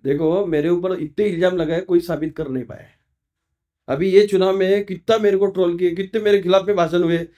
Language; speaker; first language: Hindi; non-native, local second language; Marathi